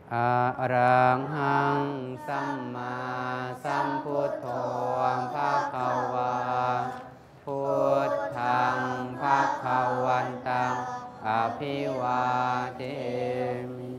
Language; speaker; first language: Thai; native; Thai